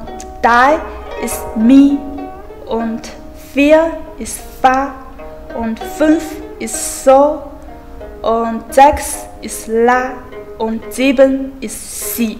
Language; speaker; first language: German; non-native, learner; Chinese